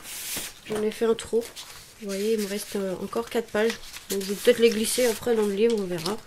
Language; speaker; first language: French; native; French